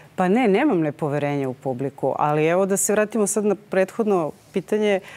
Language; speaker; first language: Croatian; native; Croatian